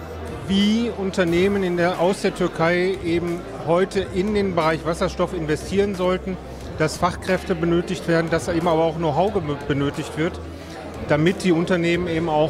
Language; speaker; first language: German; native; German